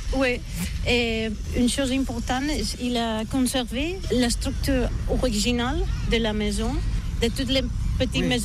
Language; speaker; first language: French; non-native, fluent; Catalan